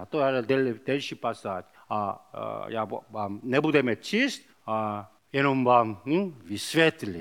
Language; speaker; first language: Czech; non-native, learner; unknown